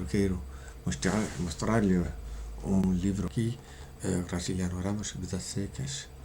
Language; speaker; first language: Portuguese; non-native, learner; Danish